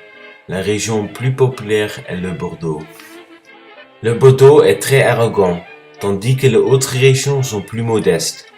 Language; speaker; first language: French; non-native, learner; Dutch